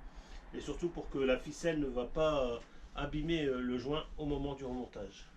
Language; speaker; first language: French; native; French